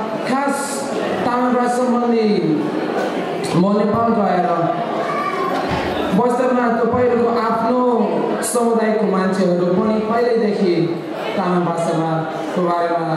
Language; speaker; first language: Nepali; non-native, fluent; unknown